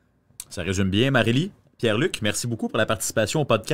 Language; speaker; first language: French; native; French